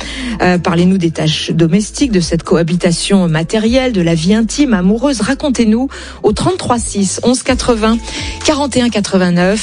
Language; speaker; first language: French; native; French